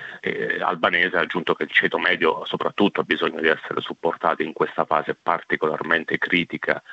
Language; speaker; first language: Italian; native; Italian